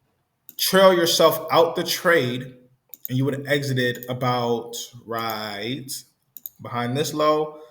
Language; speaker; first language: English; native; English